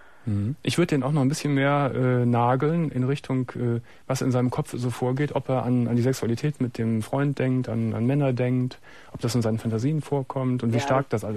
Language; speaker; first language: German; native; German